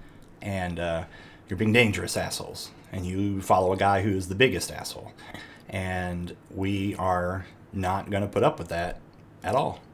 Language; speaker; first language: English; native; English